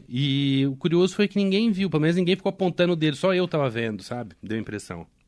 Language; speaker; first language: Portuguese; native; Portuguese